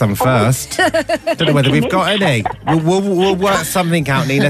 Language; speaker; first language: English; native; English